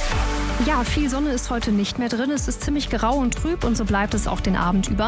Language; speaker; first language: German; native; German